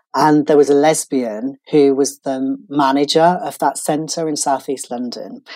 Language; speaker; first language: English; native; English